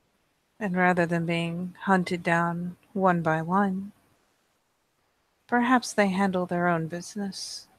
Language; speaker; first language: English; native; English